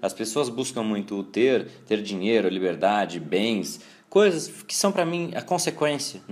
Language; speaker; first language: Portuguese; native; Portuguese